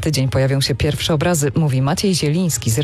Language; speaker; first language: Polish; native; Polish